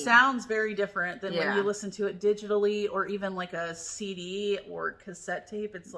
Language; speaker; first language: English; native; English